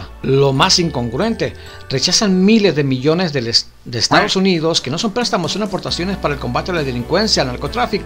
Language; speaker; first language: Spanish; native; Spanish